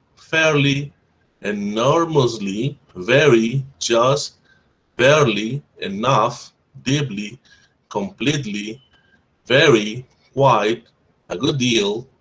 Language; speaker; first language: English; non-native, fluent; Spanish